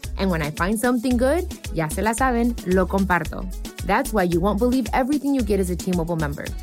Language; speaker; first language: English; early bilingual, other home language; Spanish